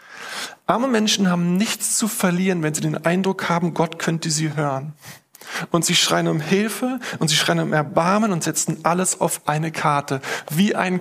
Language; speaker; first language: German; native; German